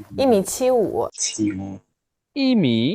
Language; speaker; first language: Chinese; non-native, learner; Bangla